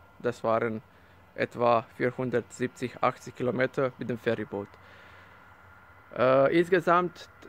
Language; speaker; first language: German; non-native, learner; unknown